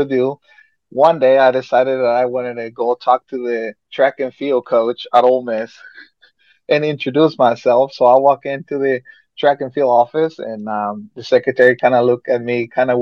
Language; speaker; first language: English; non-native, fluent; Spanish